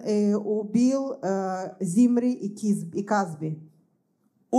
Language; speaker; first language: Russian; native; Russian